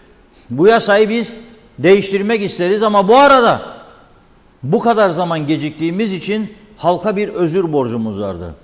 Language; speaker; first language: Turkish; native; Turkish